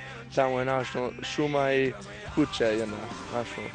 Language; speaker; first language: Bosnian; early bilingual, heritage; Croatian